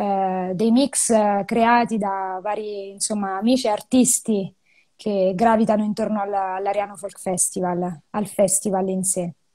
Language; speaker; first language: Italian; native; Italian